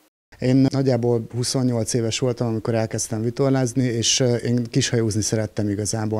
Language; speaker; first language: Hungarian; native; Hungarian